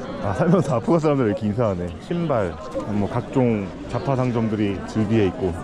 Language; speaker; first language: Korean; native; Korean